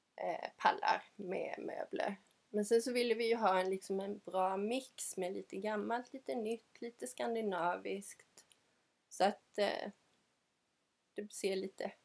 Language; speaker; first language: Swedish; native; Swedish